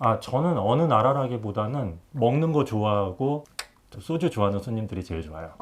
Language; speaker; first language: Korean; early bilingual, heritage; Korean